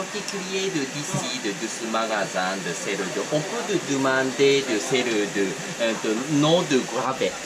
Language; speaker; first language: French; non-native, learner; Japanese